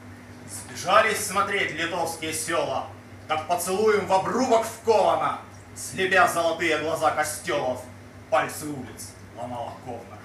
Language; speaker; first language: Russian; native; Russian